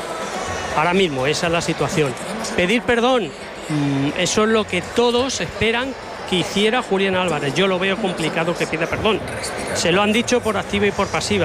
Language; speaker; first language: Spanish; native; Spanish